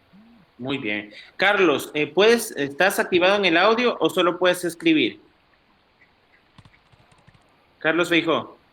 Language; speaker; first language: Spanish; native; Spanish